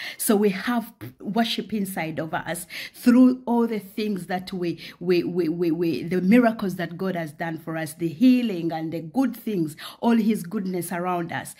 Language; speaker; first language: English; non-native, local second language; Ganda